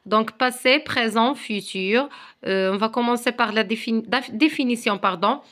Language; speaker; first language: French; non-native, local second language; Arabic